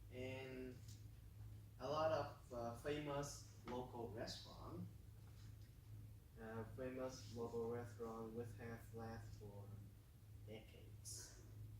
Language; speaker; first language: English; non-native, learner; Vietnamese